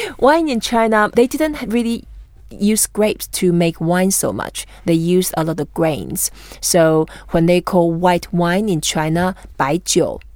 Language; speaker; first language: English; non-native, fluent; Chinese